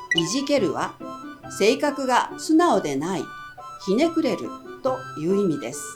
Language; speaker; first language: Japanese; native; Japanese